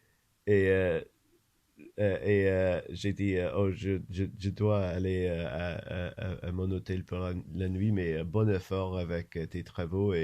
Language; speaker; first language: French; non-native, learner; English